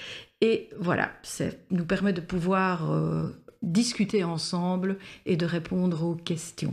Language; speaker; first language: French; native; French